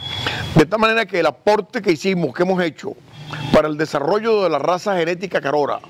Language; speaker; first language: Spanish; native; Spanish